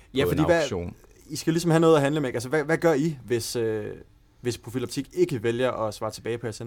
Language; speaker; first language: Danish; native; Danish